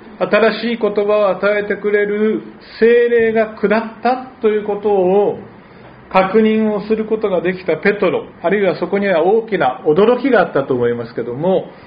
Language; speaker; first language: Japanese; native; Japanese